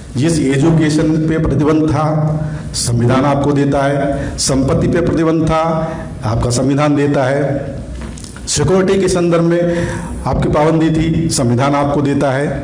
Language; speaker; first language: Hindi; native; Hindi